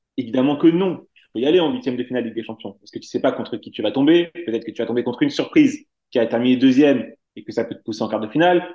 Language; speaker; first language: French; native; French